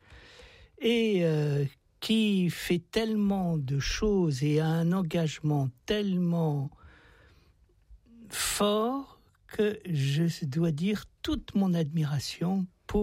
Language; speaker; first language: French; native; French